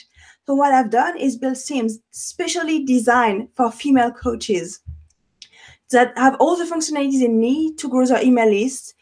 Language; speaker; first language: English; non-native, fluent; French